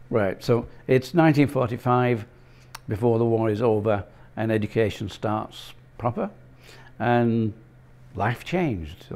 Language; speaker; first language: English; native; English